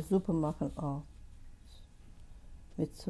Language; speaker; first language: German; non-native, learner; Russian